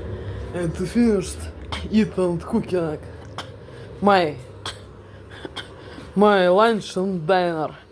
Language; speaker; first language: English; non-native, learner; Russian